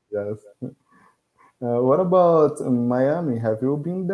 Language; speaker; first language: English; non-native, learner; Portuguese